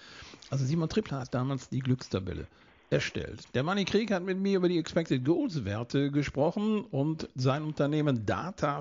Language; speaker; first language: German; native; German